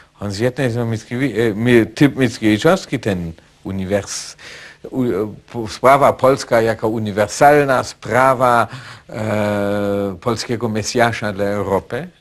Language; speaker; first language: Polish; non-native, fluent; German